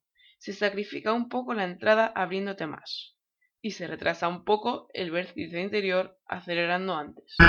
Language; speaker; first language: Spanish; native; Spanish